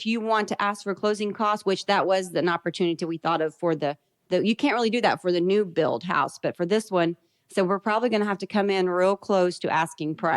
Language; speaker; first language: English; native; English